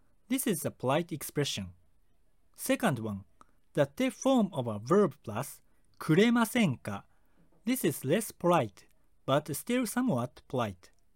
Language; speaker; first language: English; non-native, fluent; Japanese